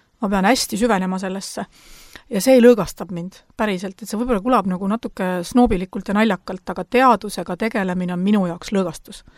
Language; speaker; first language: Estonian; native; Estonian